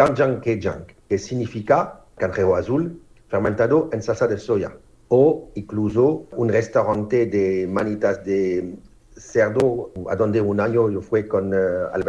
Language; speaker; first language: Spanish; non-native, learner; French